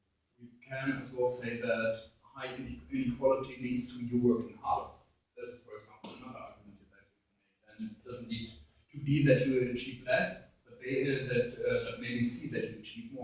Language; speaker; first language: English; non-native, fluent; German